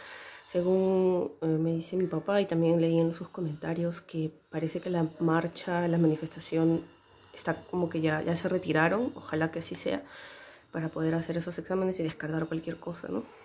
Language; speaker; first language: Spanish; native; Spanish